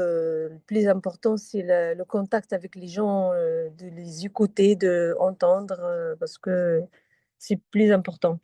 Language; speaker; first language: French; non-native, fluent; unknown